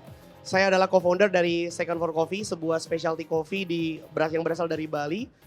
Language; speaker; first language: Indonesian; native; Indonesian